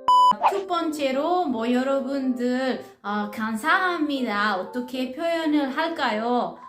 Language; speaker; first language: Korean; non-native, learner; Italian